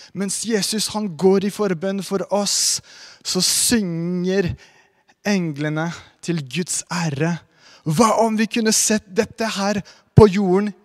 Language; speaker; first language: Norwegian; non-native, fluent; French